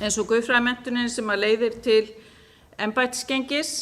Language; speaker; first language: Icelandic; native; Icelandic